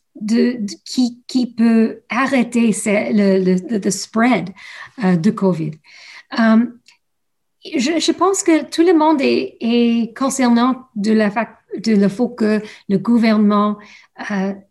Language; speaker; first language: French; non-native, learner; English